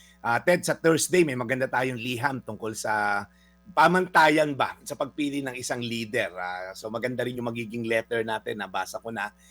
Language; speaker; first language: Filipino; native; Filipino